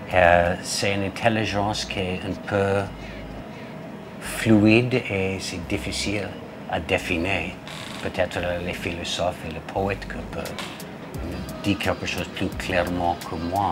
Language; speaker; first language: French; non-native, fluent; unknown